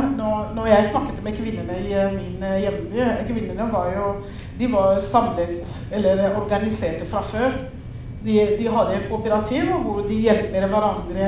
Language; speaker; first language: Norwegian; non-native, fluent; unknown